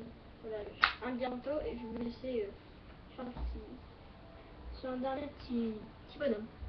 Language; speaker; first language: French; native; French